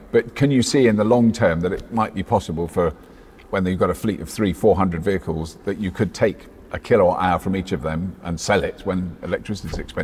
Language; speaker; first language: English; native; English